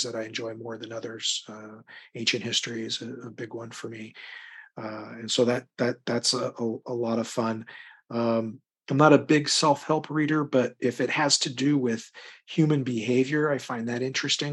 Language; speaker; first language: English; native; English